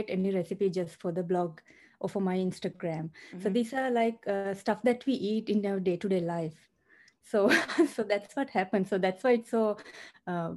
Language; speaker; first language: English; non-native, local second language; Sinhala